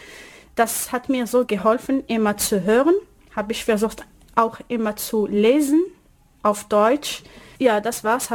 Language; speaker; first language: German; non-native, learner; Arabic